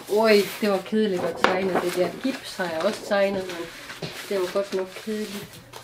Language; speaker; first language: Danish; non-native, fluent; Estonian